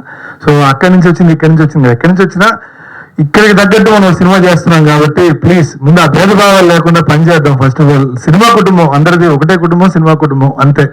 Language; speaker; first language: Telugu; native; Telugu